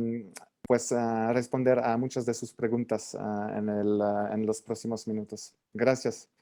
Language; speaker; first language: Spanish; non-native, fluent; French